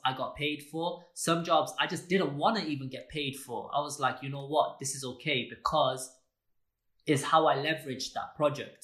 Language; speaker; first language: English; native; English